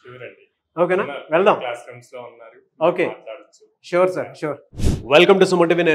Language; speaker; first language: Telugu; native; Telugu